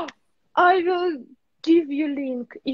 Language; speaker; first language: English; non-native, learner; Russian